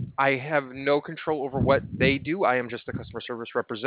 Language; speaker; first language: English; native; English